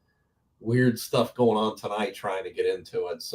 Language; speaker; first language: English; native; English